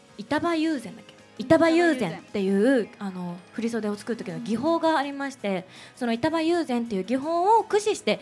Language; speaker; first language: Japanese; native; Japanese